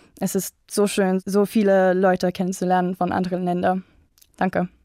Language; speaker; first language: German; non-native, fluent; English